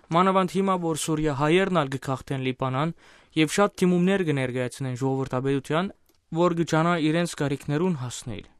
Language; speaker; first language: Armenian; native; Armenian